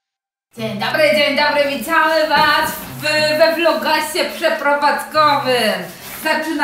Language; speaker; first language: Polish; native; Polish